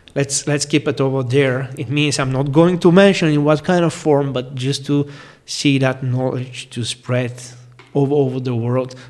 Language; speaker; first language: English; non-native, fluent; Bulgarian